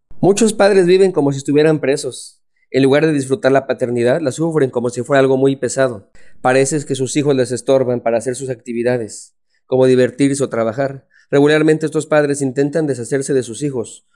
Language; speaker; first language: Spanish; native; Spanish